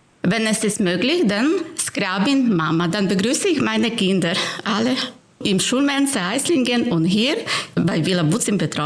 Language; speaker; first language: German; non-native, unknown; Ukrainian